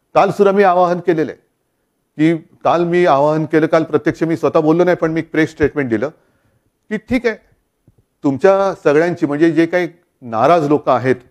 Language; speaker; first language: Marathi; native; Marathi